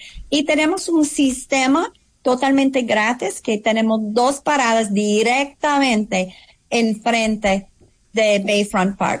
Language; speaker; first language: Spanish; non-native, fluent; English